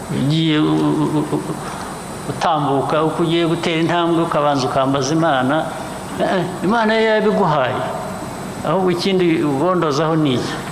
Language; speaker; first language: Kinyarwanda; early bilingual, heritage; Kinyarwanda